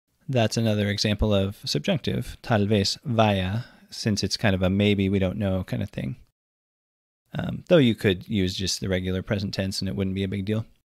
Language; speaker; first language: English; native; English